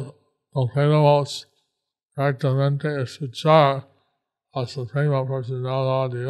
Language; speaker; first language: Spanish; non-native, learner; English